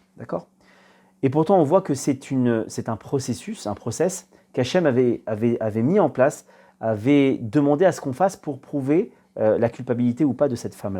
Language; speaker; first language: French; native; French